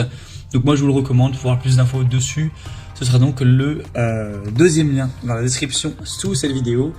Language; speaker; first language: French; native; French